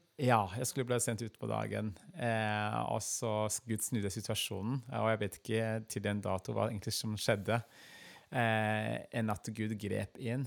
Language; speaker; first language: Norwegian; non-native, fluent; Kinyarwanda